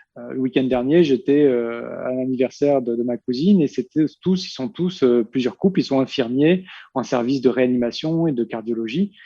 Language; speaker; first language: French; early bilingual, heritage; Portuguese